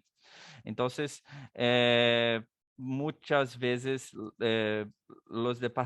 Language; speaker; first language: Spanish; non-native, learner; Portuguese